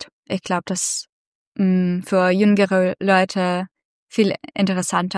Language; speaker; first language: German; non-native, fluent; Russian